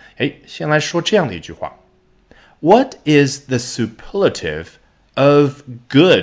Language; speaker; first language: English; non-native, fluent; Chinese